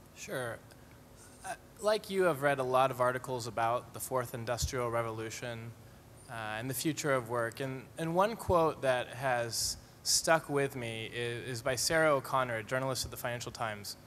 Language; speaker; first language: English; native; English